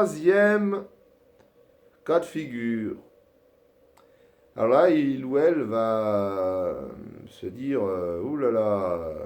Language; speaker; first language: French; native; French